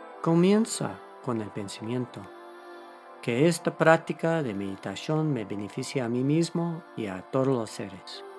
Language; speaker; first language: Spanish; non-native, fluent; English